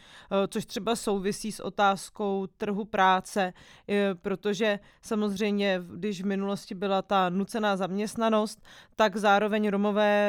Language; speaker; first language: Czech; native; Czech